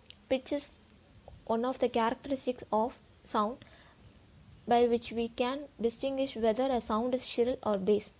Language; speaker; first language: English; non-native, local second language; Tamil